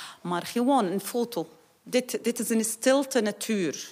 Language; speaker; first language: Dutch; non-native, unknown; Arabic